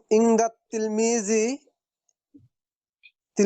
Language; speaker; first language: Arabic; non-native, learner; Bangla